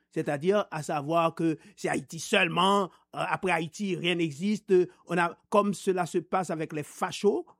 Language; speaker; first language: French; non-native, local second language; Haitian Creole